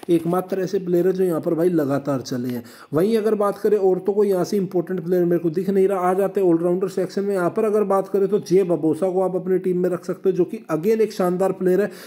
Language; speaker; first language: Hindi; native; Hindi